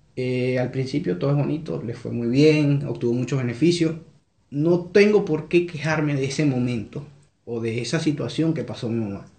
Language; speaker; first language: Spanish; native; Spanish